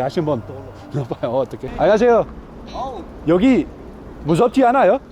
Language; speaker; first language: Korean; non-native, learner; Dutch